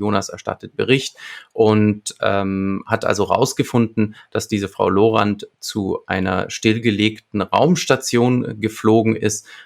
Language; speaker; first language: German; native; German